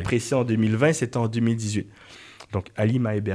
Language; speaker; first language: French; native; French